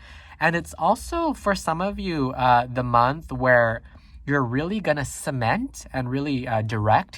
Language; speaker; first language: English; native; English